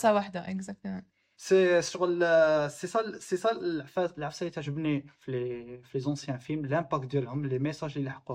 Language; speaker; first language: French; non-native, local second language; Arabic